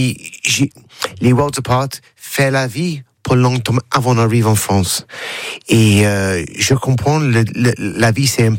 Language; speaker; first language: French; non-native, learner; English